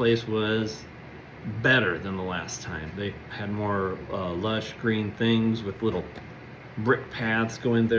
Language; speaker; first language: English; native; English